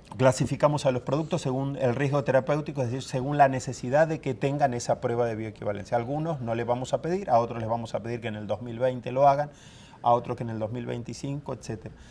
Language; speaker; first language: Spanish; native; Spanish